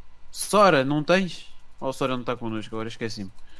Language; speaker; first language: Portuguese; native; Portuguese